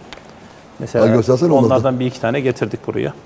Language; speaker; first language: Turkish; native; Turkish